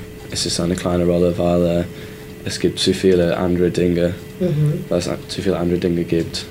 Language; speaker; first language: German; non-native, learner; English